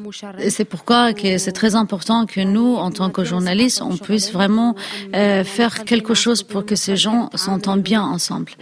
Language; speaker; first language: French; non-native, fluent; Kurdish